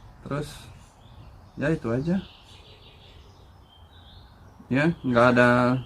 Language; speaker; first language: Indonesian; non-native, learner; Dutch